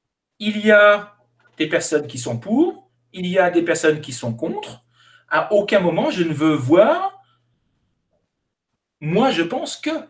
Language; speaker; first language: French; native; French